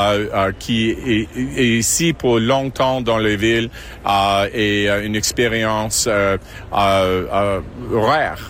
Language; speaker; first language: French; non-native, local second language; English